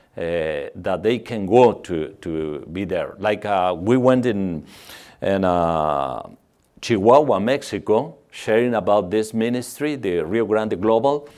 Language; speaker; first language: English; non-native, fluent; Spanish